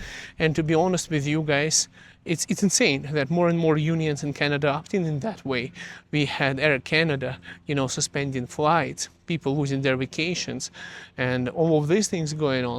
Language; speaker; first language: English; early bilingual, other home language; Russian